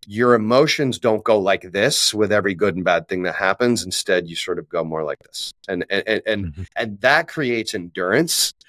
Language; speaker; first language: English; native; English